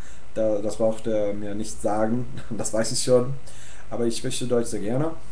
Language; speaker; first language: German; non-native, learner; English